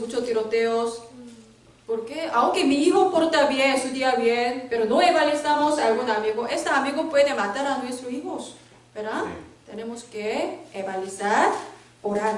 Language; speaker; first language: Spanish; non-native, learner; Korean